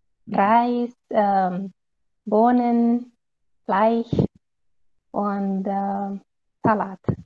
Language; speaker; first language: German; non-native, learner; Portuguese